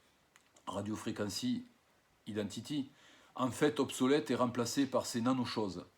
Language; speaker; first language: French; native; French